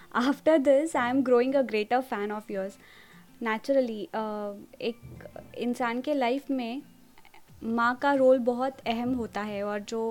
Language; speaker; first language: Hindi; non-native, local second language; Marathi